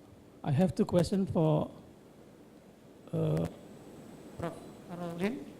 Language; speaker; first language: English; non-native, learner; Indonesian